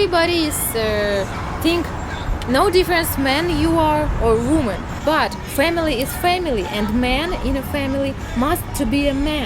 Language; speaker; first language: English; non-native, learner; Russian